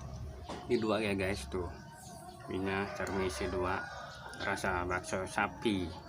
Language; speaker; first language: Indonesian; native; Indonesian